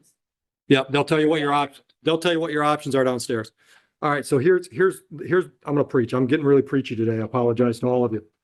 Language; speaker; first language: English; native; English